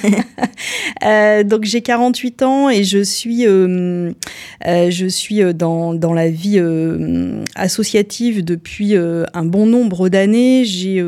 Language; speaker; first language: French; native; French